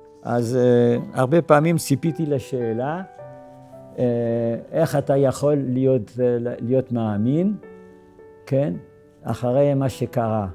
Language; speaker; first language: Hebrew; non-native, fluent; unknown